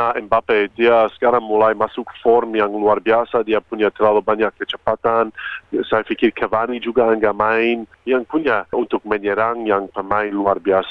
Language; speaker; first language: Indonesian; non-native, fluent; Croatian